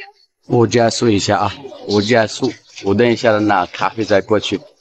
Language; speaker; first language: Chinese; non-native, fluent; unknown